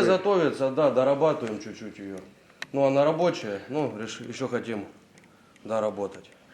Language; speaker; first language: Russian; native; Russian